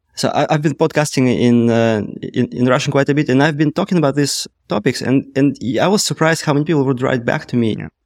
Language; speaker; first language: English; non-native, fluent; Russian